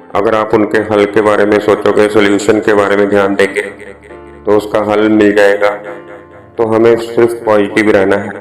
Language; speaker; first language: Hindi; native; Hindi